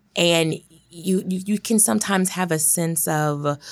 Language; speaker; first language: English; native; English